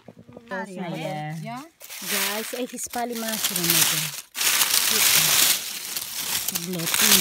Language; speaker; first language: Greek; non-native, learner; Filipino